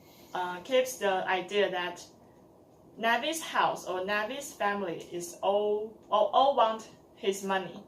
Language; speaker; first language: English; non-native, learner; Chinese